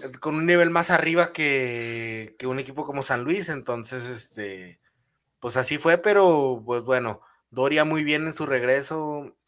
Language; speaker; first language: Spanish; native; Spanish